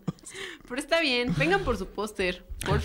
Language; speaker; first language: Spanish; native; Spanish